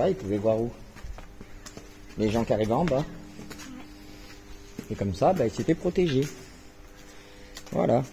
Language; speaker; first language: French; native; French